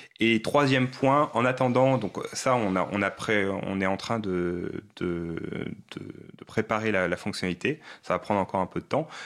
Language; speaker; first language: French; native; French